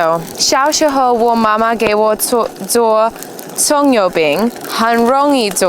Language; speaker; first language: Chinese; early bilingual, heritage; English